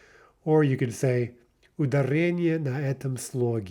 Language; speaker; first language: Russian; non-native, fluent; English